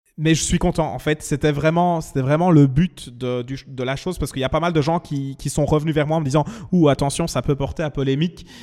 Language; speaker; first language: French; native; French